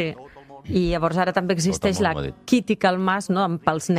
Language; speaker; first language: Catalan; native; Catalan